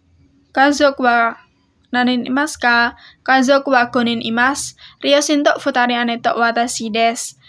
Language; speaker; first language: Japanese; non-native, learner; Indonesian